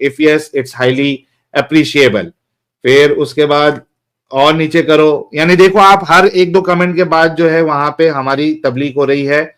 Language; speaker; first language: Hindi; native; Hindi